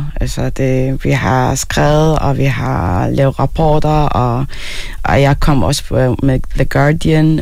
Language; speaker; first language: Danish; non-native, fluent; Arabic